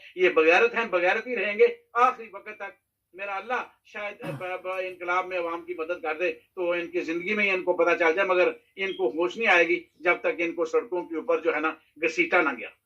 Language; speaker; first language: Urdu; non-native, local second language; Punjabi